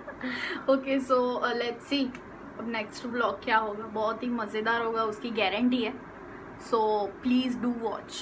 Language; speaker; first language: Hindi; non-native, local second language; Gujarati